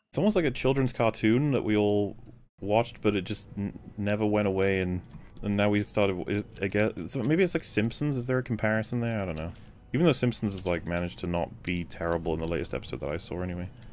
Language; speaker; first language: English; native; English